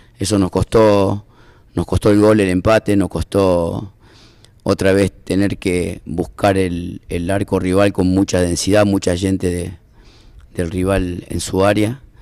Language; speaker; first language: Spanish; native; Spanish